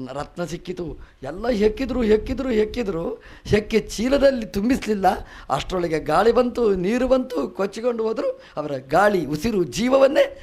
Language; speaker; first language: Kannada; non-native, local second language; Tulu